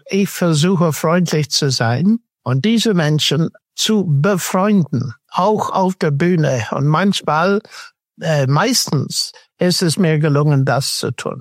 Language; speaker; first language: German; non-native, fluent; English